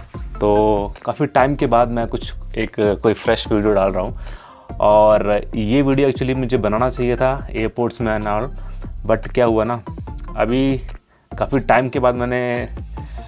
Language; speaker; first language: Hindi; native; Hindi